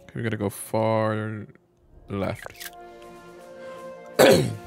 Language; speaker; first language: English; native; English